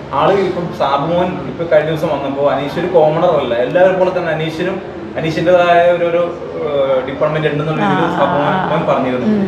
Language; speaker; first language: Malayalam; native; Malayalam